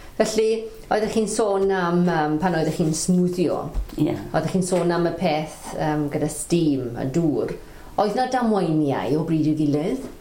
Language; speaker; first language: Welsh; non-native, local second language; English